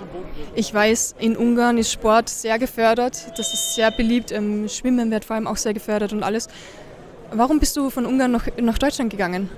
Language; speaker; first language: German; native; German